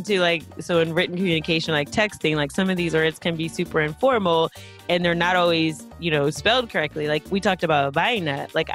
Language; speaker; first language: English; native; English